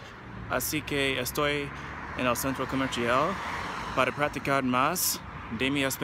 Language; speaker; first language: Spanish; non-native, learner; English